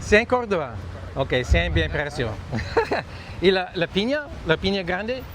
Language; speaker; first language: Spanish; non-native, learner; English